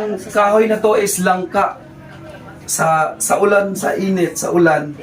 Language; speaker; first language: Filipino; non-native, local second language; Cebuano